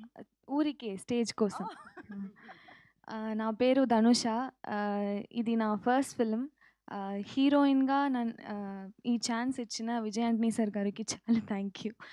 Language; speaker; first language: Telugu; non-native, local second language; Tamil